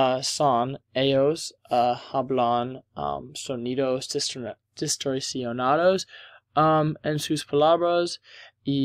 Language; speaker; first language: Spanish; non-native, learner; English